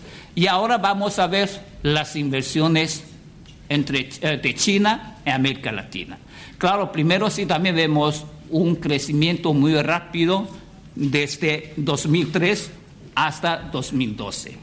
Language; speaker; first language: Spanish; non-native, fluent; Chinese